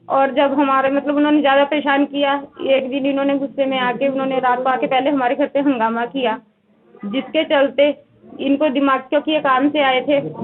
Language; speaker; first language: Hindi; non-native, local second language; Punjabi